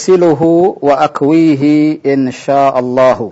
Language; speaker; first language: Arabic; non-native, fluent; Indonesian